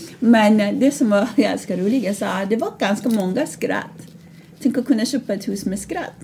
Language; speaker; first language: Swedish; non-native, fluent; Persian